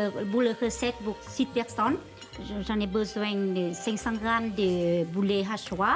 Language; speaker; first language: French; non-native, learner; Vietnamese